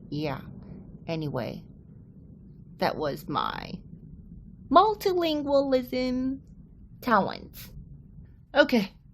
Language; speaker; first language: English; non-native, fluent; Korean